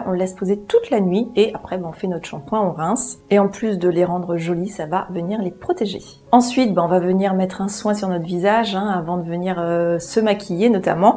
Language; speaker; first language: French; native; French